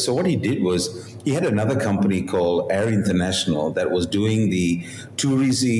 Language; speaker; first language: English; non-native, local second language; Tamil